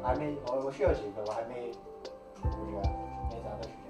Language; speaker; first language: Chinese; early bilingual, heritage; English